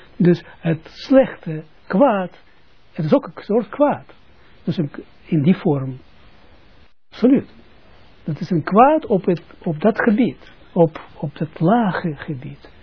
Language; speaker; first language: Dutch; non-native, fluent; Russian